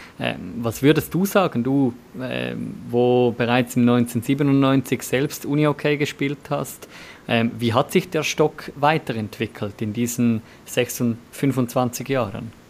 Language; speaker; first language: German; native; German